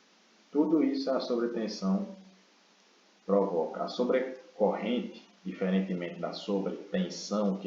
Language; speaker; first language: Portuguese; native; Portuguese